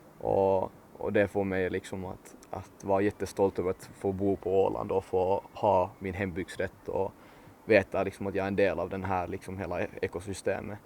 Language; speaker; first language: Swedish; native; Swedish